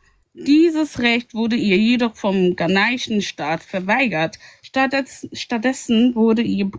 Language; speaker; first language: German; native; German